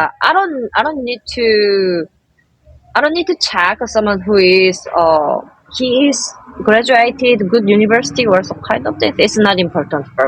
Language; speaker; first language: English; non-native, learner; Korean